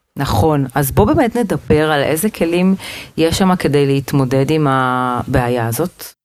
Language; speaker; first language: Hebrew; native; Hebrew